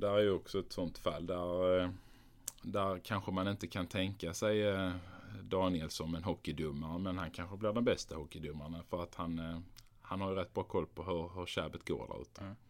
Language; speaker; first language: Swedish; native; Swedish